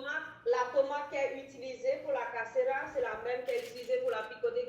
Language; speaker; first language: French; native; French